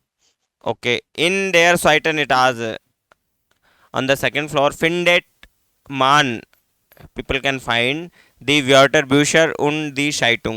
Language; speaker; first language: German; non-native, learner; Hindi